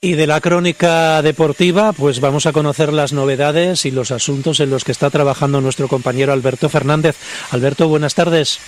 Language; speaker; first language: Spanish; native; Spanish